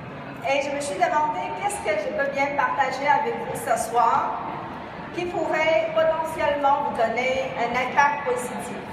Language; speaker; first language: French; non-native, fluent; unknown